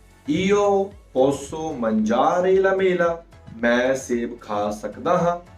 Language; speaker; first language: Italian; non-native, fluent; Punjabi